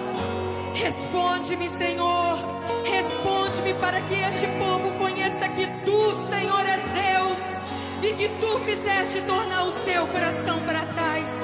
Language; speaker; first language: Portuguese; native; Portuguese